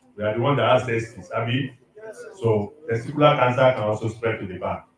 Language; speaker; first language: English; non-native, local second language; Yoruba